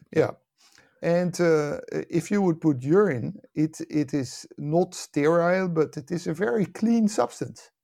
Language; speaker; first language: English; non-native, fluent; Dutch